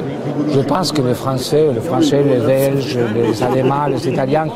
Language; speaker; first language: French; non-native, fluent; Spanish